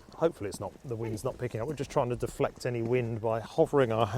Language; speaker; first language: English; native; English